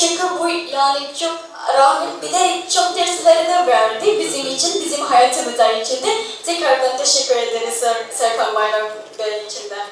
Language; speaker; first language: Turkish; non-native, learner; Indonesian